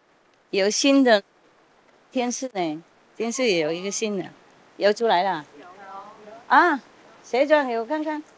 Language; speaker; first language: Chinese; non-native, fluent; Vietnamese